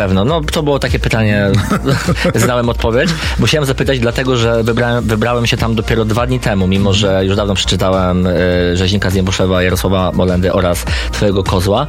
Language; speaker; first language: Polish; native; Polish